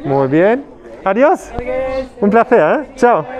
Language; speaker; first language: Spanish; non-native, learner; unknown